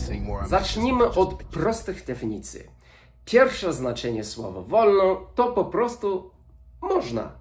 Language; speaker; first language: Polish; non-native, fluent; English